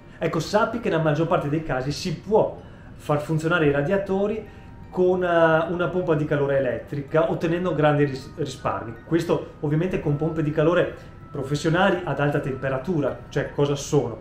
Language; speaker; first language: Italian; native; Italian